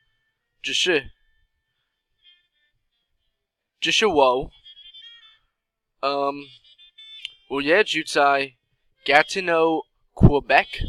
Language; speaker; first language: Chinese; non-native, learner; English